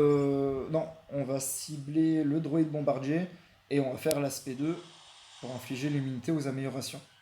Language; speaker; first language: French; native; French